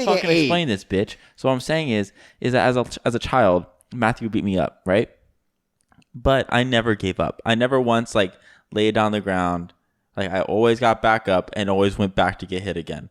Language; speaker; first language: English; native; English